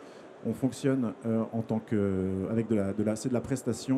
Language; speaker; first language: French; native; French